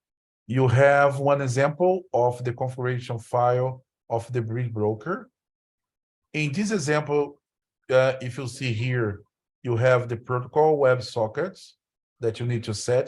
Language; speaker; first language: English; non-native, learner; Portuguese